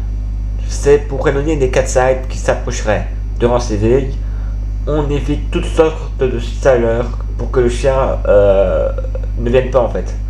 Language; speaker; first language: French; native; French